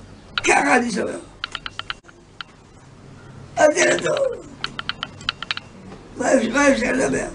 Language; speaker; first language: Hebrew; non-native, fluent; Yiddish